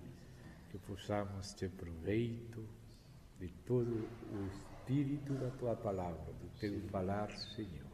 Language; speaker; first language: Portuguese; non-native, fluent; Spanish